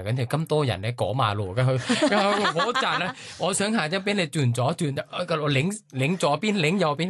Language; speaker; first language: Cantonese; non-native, fluent; Thai